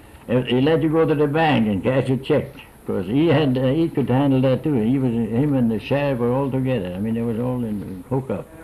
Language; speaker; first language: English; non-native, fluent; Swedish